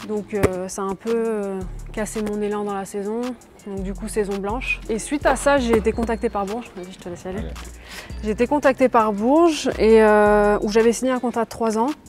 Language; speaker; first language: French; native; French